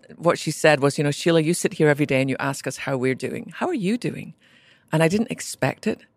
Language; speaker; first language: English; native; English